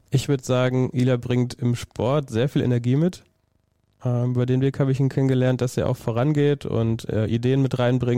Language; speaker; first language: German; native; German